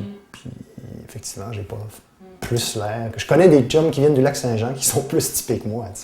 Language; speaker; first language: French; native; French